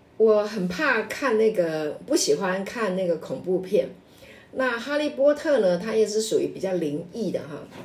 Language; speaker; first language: Chinese; non-native, local second language; Min Nan Chinese